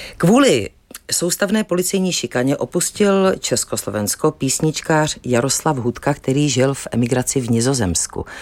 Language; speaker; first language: Czech; native; Czech